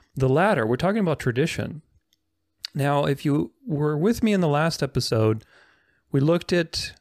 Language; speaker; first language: English; non-native, fluent; Romanian